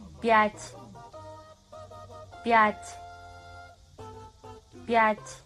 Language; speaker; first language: Russian; non-native, fluent; Kazakh